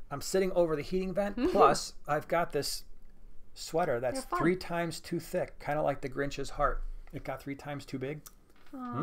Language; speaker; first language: English; native; English